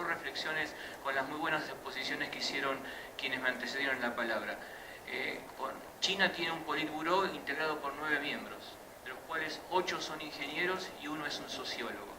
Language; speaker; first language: Spanish; native; Spanish